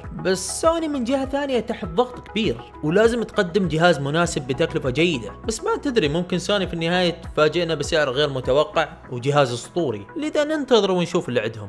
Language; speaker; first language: Arabic; native; Arabic